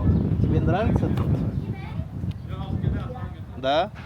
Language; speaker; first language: Russian; non-native, local second language; Azerbaijani